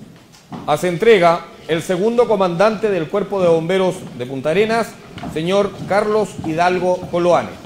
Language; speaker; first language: Spanish; native; Spanish